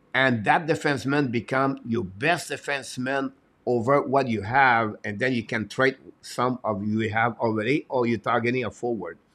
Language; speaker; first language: English; non-native, fluent; French